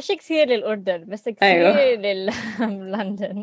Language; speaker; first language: Arabic; non-native, learner; English